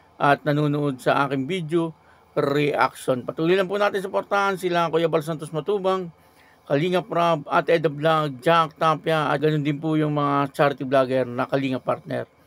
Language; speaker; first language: Filipino; native; Filipino